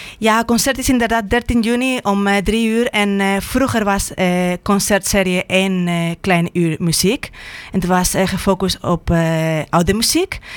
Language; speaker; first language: Dutch; non-native, fluent; Spanish